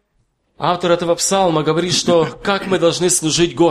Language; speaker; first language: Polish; non-native, learner; Russian